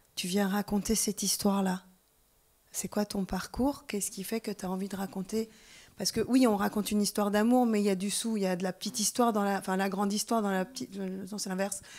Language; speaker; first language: French; early bilingual, other home language; Persian